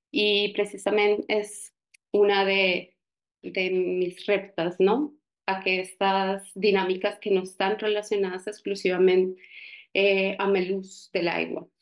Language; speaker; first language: Catalan; non-native, fluent; Spanish